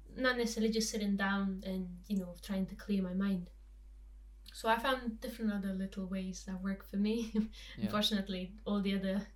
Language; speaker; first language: English; non-native, fluent; Romanian